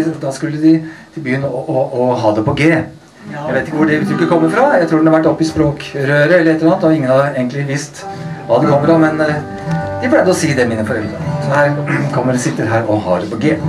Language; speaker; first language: Norwegian; native; Norwegian